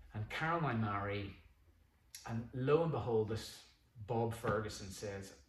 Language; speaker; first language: English; native; English